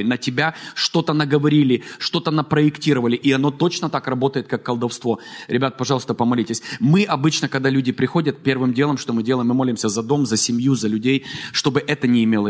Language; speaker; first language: Russian; native; Russian